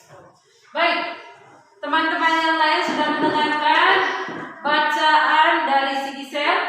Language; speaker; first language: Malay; non-native, local second language; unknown